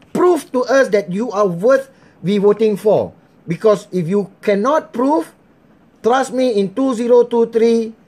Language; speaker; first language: English; non-native, local second language; Malay